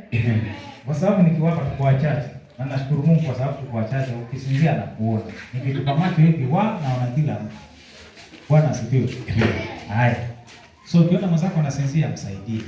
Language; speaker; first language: Swahili; native; Swahili